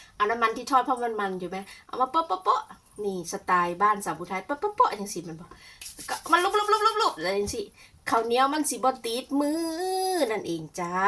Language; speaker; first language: Thai; native; Thai